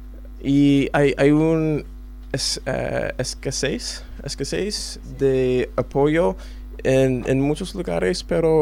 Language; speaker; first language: Spanish; non-native, learner; English